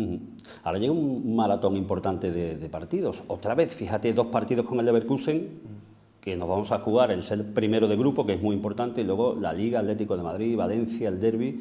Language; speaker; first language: Spanish; native; Spanish